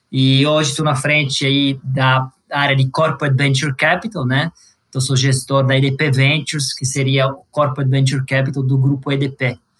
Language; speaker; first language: Portuguese; non-native, fluent; Italian